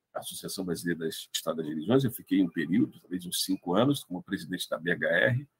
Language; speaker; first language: Portuguese; native; Portuguese